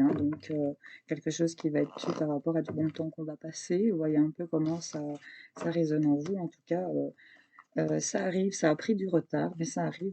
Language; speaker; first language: French; native; French